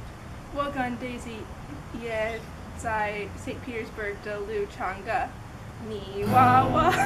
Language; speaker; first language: Chinese; non-native, learner; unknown